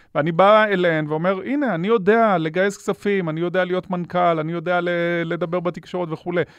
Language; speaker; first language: Hebrew; native; Hebrew